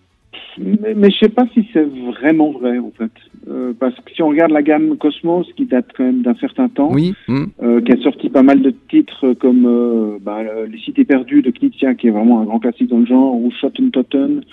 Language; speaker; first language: French; native; French